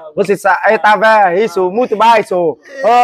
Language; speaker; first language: Portuguese; non-native, learner; Vietnamese